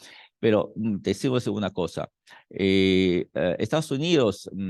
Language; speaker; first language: Spanish; non-native, fluent; Chinese